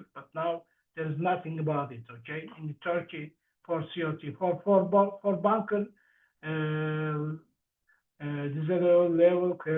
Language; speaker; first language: English; non-native, learner; Turkish